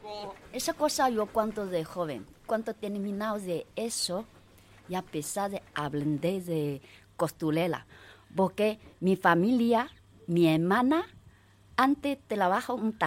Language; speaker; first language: Spanish; non-native, learner; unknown